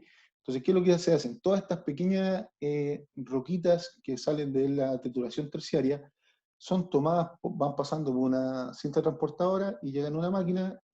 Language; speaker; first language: Spanish; native; Spanish